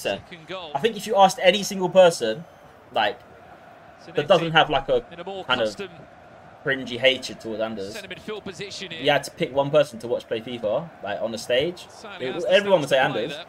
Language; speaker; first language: English; native; English